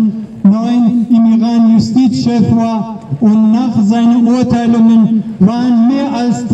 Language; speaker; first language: German; non-native, learner; Persian